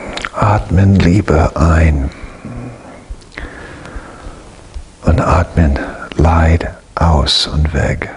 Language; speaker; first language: German; non-native, fluent; English